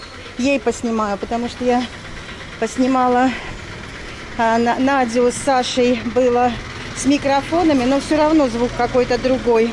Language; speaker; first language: Russian; native; Russian